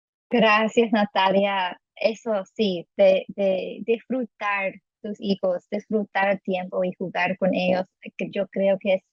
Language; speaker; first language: Spanish; non-native, fluent; English